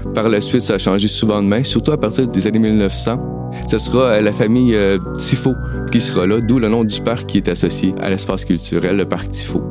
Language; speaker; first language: French; native; French